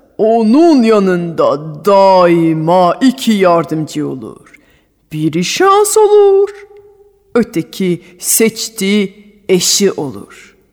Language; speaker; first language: Turkish; non-native, fluent; French